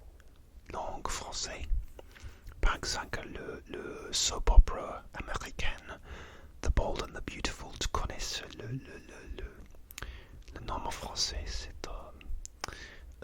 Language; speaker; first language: French; non-native, learner; English